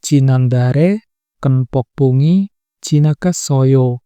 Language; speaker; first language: Korean; non-native, fluent; Indonesian